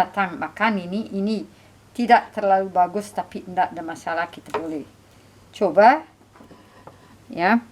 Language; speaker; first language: Indonesian; non-native, fluent; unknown